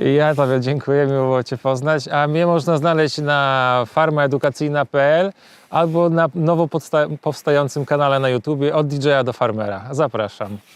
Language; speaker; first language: Polish; native; Polish